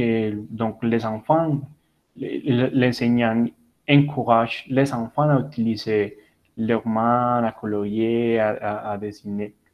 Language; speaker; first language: French; non-native, learner; Spanish